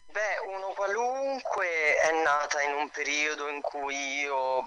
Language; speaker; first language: Italian; native; Italian